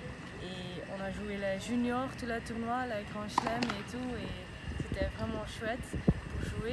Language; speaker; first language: French; non-native, local second language; Dutch